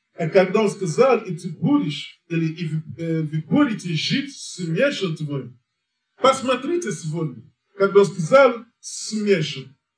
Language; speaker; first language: Russian; non-native, learner; English